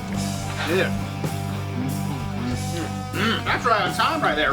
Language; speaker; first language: English; native; English